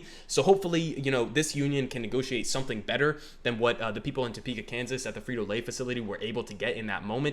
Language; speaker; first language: English; native; English